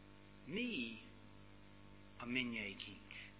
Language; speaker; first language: Hungarian; non-native, learner; English